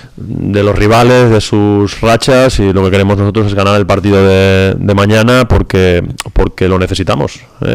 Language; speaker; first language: Spanish; non-native, local second language; Catalan